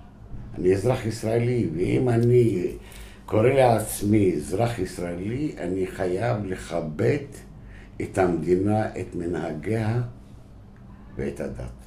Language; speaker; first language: Hebrew; non-native, local second language; Arabic